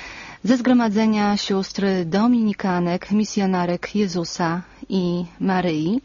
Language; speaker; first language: Polish; native; Polish